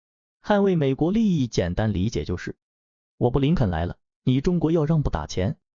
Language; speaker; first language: Chinese; native; Chinese